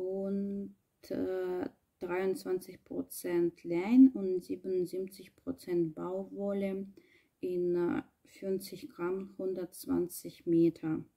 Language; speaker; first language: German; non-native, learner; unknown